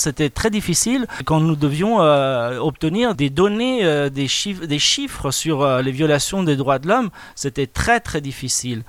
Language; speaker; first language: French; non-native, fluent; Spanish